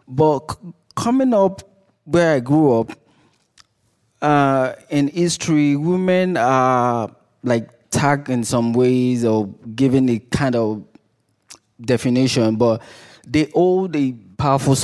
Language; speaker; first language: English; non-native, local second language; Yoruba